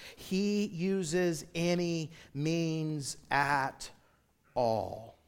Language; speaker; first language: English; native; English